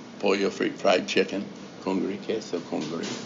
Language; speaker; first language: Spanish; non-native, fluent; English